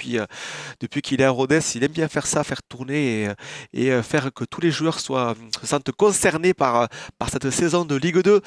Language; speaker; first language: French; native; French